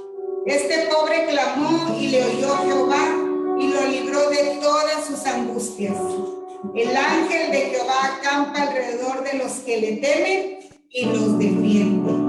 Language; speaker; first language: Spanish; native; Spanish